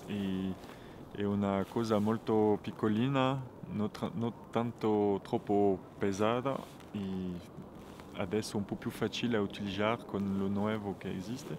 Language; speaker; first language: Italian; non-native, fluent; French